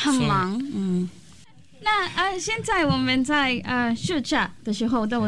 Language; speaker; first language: Chinese; non-native, fluent; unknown